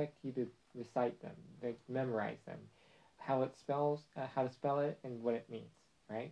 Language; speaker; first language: English; non-native, fluent; Chinese